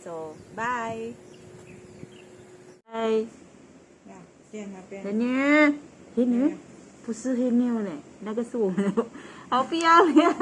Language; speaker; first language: Chinese; non-native, learner; Filipino